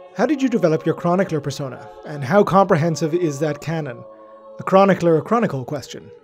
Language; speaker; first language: English; native; English